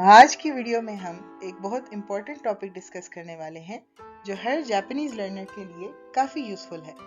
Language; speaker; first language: Urdu; native; Urdu